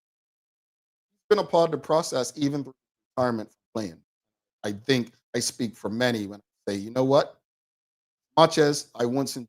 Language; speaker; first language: English; native; English